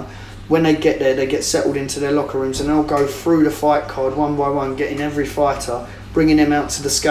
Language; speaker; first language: English; native; English